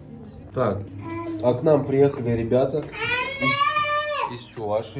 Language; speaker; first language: Russian; native; Russian